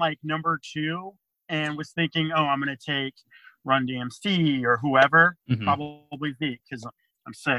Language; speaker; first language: English; native; English